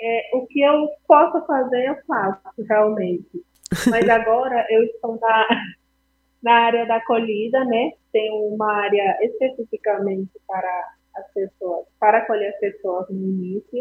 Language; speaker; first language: Portuguese; non-native, fluent; Spanish